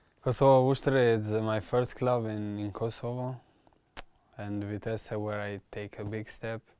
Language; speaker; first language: English; non-native, learner; Albanian